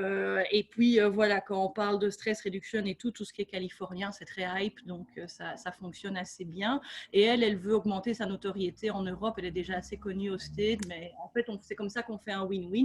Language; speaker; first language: French; native; French